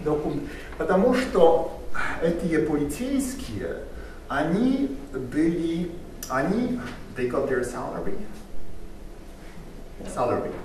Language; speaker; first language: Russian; non-native, learner; Polish